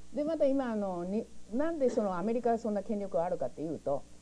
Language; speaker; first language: Japanese; early bilingual, other home language; Chinese